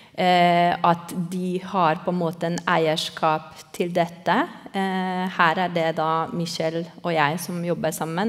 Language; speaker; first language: Norwegian; non-native, fluent; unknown